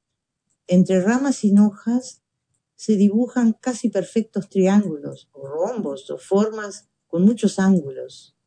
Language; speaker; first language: Spanish; native; Spanish